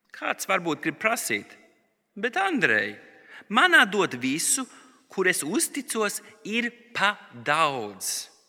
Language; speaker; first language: Latvian; early bilingual, heritage; Latvian